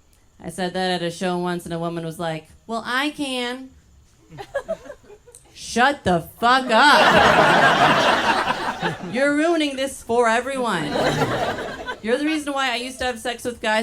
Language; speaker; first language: English; native; English